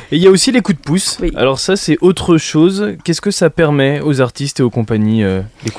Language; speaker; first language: French; native; French